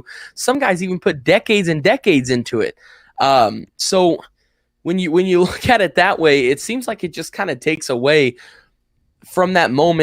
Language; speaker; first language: English; native; English